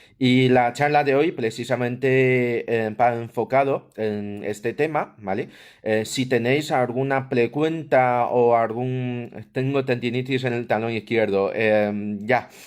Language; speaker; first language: Spanish; non-native, fluent; Chinese